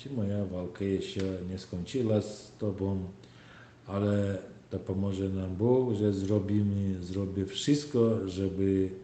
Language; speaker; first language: Polish; non-native, learner; Turkmen